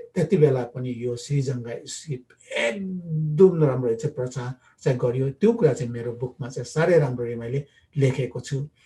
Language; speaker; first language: Nepali; non-native, local second language; Limbu